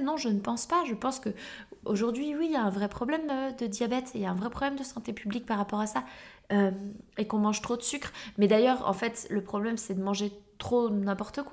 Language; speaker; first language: French; native; French